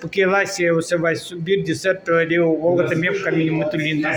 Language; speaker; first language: Portuguese; non-native, learner; Russian